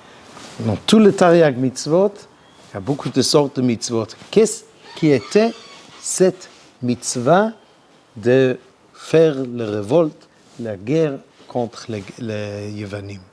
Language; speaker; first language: French; non-native, learner; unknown